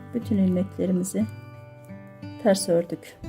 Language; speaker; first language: Turkish; native; Turkish